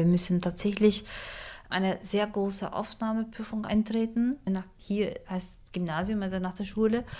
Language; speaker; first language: German; non-native, fluent; Turkish